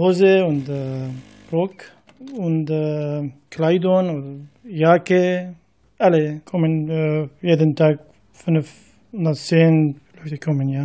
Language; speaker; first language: German; non-native, learner; Arabic